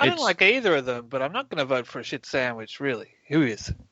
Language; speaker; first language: English; native; English